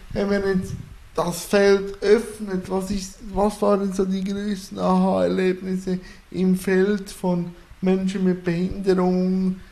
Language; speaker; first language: German; native; German